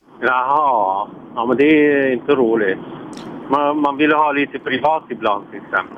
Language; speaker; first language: Swedish; non-native, local second language; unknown